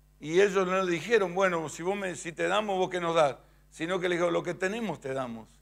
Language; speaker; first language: Spanish; native; Spanish